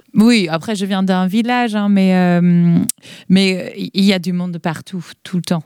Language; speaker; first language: French; non-native, fluent; Dutch